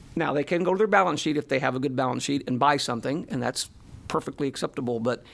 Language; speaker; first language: English; native; English